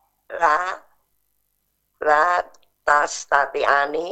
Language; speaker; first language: Arabic; non-native, learner; Indonesian